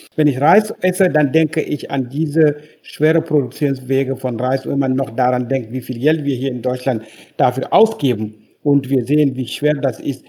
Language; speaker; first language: German; non-native, fluent; Wolof